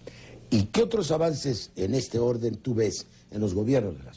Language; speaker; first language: Spanish; native; Spanish